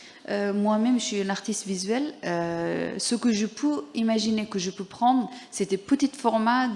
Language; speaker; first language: French; non-native, learner; Persian